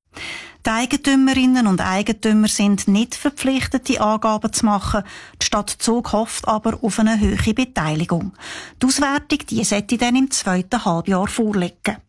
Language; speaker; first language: German; native; German